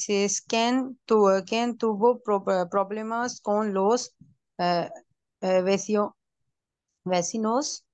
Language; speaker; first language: Spanish; non-native, learner; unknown